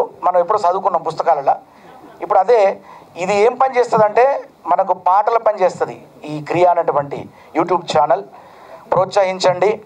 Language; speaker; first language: Telugu; native; Telugu